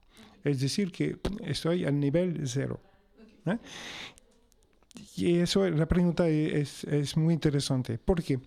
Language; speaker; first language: Spanish; non-native, fluent; French